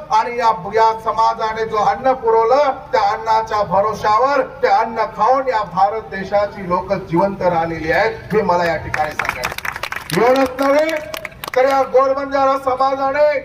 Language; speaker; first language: Marathi; non-native, local second language; Lambadi